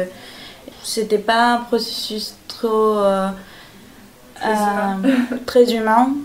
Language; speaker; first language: French; non-native, fluent; Spanish